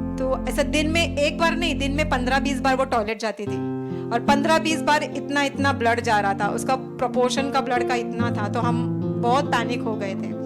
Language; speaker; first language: Hindi; non-native, local second language; Marathi